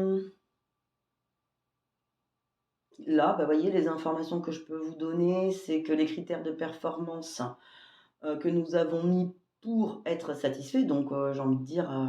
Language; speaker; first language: French; native; French